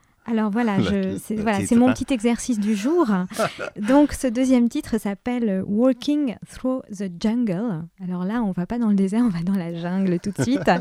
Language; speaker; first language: French; native; French